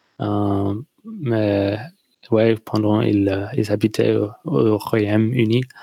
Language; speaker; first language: French; non-native, learner; English